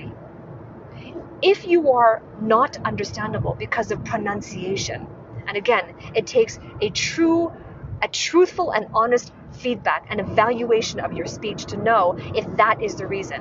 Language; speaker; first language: English; non-native, local second language; Cantonese